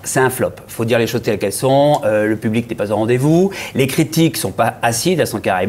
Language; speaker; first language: French; native; French